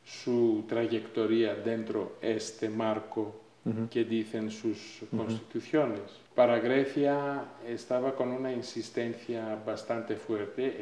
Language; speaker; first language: Spanish; non-native, fluent; Greek